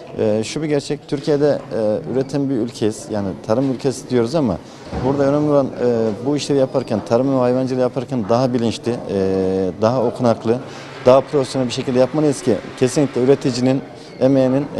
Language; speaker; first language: Turkish; native; Turkish